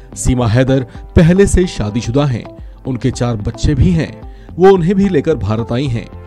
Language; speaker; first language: Hindi; native; Hindi